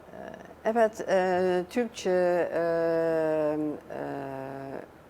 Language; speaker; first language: Turkish; non-native, learner; Dutch